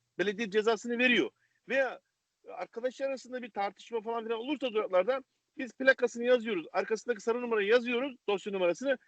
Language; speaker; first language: Turkish; native; Turkish